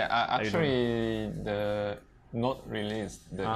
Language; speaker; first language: English; non-native, learner; Japanese